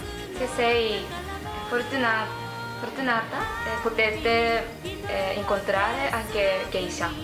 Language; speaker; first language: Italian; non-native, learner; Japanese